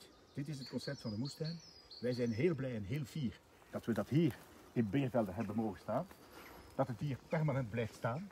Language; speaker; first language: Dutch; native; Dutch